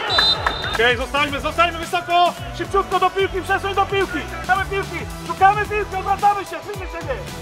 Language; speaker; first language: Polish; native; Polish